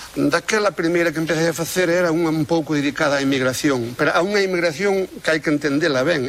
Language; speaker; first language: Galician; native; Galician